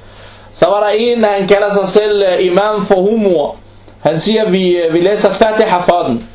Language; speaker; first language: Danish; non-native, fluent; Arabic